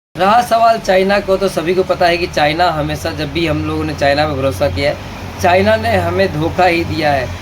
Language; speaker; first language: Hindi; native; Hindi